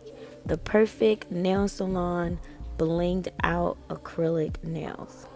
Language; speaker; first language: English; native; English